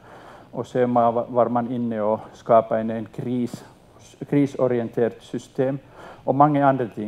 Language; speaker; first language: Swedish; non-native, local second language; Finnish